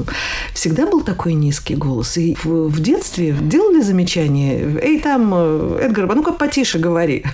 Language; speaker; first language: Russian; native; Russian